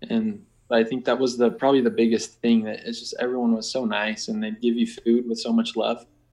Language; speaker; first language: English; native; English